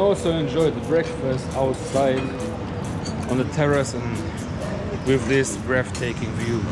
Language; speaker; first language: English; non-native, fluent; German